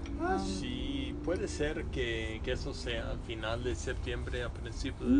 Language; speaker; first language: Spanish; non-native, fluent; English